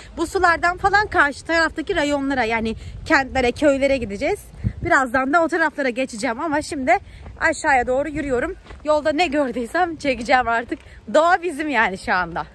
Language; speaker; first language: Turkish; native; Turkish